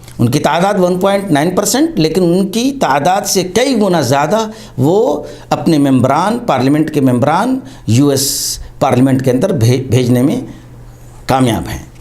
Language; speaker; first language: Urdu; native; Urdu